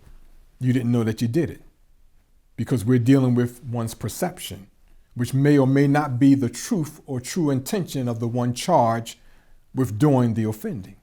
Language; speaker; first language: English; native; English